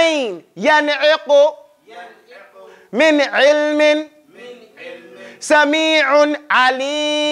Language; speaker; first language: Arabic; non-native, fluent; English